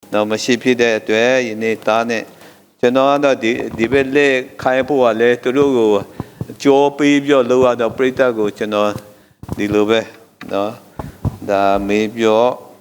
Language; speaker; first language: Burmese; non-native, local second language; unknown